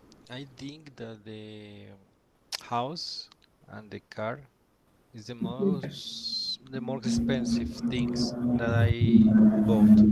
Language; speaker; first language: English; non-native, learner; Spanish